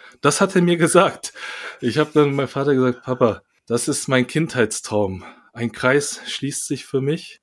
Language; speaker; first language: German; early bilingual, other home language; Korean